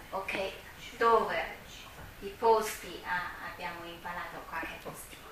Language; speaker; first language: Italian; non-native, learner; Chinese